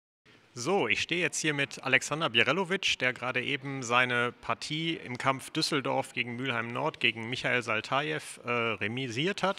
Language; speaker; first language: German; native; German